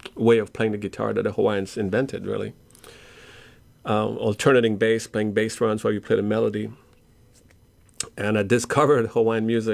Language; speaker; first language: English; non-native, fluent; French